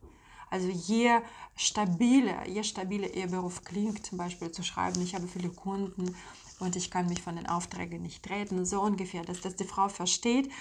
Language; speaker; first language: German; non-native, fluent; Russian